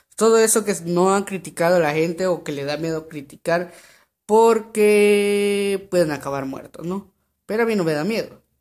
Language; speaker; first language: Spanish; native; Spanish